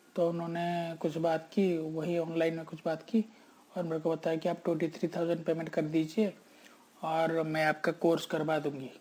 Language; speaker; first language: Hindi; native; Hindi